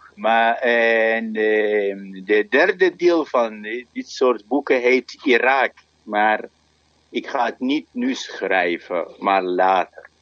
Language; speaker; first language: Dutch; non-native, fluent; Arabic